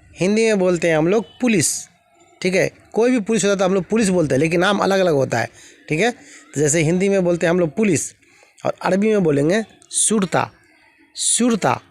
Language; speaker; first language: Hindi; native; Hindi